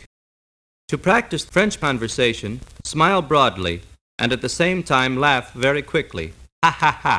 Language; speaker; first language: English; native; English